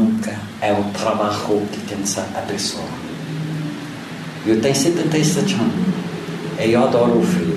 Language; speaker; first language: Spanish; non-native, learner; French